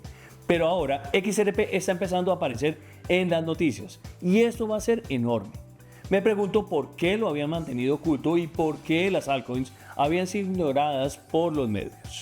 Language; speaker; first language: Spanish; native; Spanish